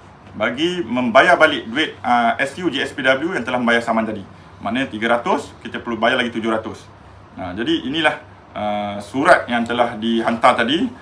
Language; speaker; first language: Malay; native; Malay